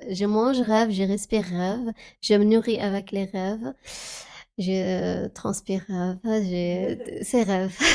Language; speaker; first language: French; non-native, fluent; Arabic